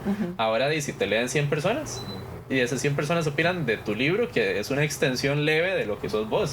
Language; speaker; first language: Spanish; native; Spanish